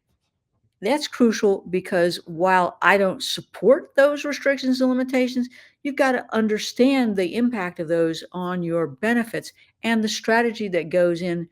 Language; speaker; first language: English; native; English